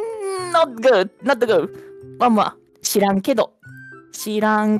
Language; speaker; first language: English; non-native, learner; Japanese